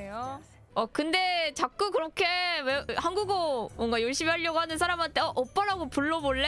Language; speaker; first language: Korean; non-native, fluent; Japanese